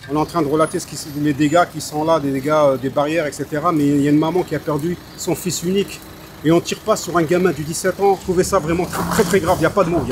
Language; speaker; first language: French; early bilingual, other home language; Arabic